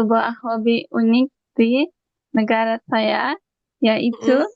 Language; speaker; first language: Indonesian; non-native, learner; Turkish